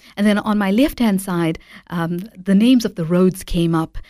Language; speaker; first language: English; native; English